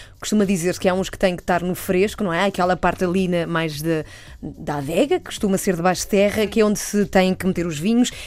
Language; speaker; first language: Portuguese; native; Portuguese